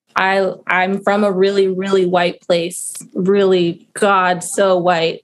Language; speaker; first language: English; native; English